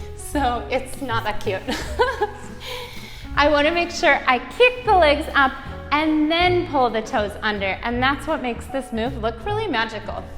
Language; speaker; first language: English; native; English